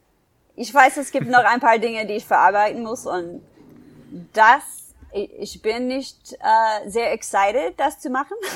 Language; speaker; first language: German; non-native, fluent; English